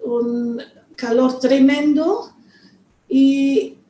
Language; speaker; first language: Spanish; non-native, fluent; German